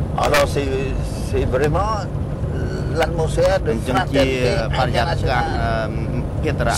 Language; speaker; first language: French; non-native, local second language; Khmer